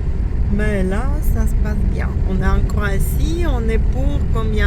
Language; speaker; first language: French; non-native, fluent; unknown